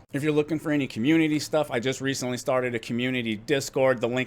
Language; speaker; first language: English; native; English